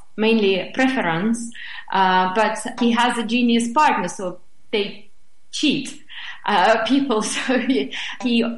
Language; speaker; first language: English; non-native, fluent; Russian